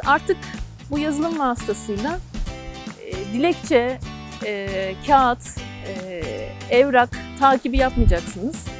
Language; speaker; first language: Turkish; native; Turkish